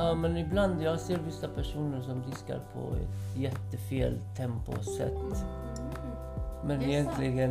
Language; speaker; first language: Swedish; non-native, fluent; Kurdish